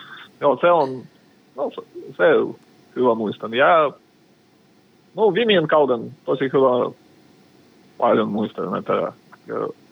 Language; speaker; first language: Finnish; non-native, learner; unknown